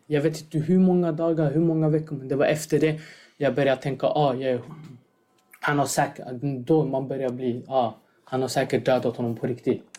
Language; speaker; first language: Swedish; non-native, fluent; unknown